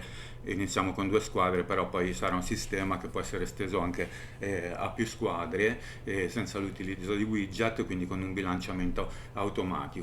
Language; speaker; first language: Italian; native; Italian